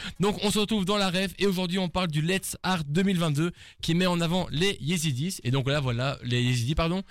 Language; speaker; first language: French; native; French